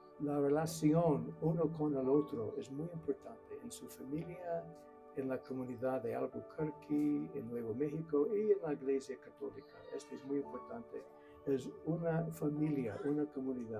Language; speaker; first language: Spanish; non-native, learner; English